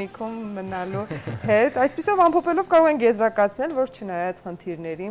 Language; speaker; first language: Armenian; native; Armenian